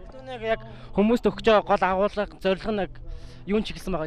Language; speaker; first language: Mongolian; native; Mongolian